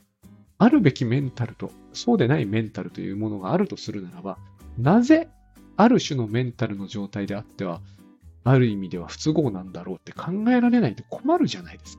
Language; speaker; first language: Japanese; native; Japanese